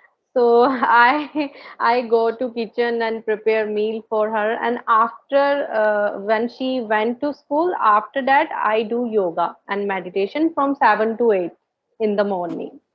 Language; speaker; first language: English; non-native, learner; Hindi